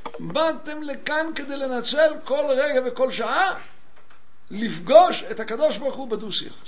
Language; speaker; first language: Hebrew; native; Hebrew